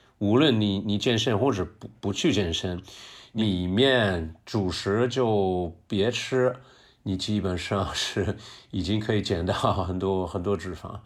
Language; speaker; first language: Chinese; non-native, fluent; English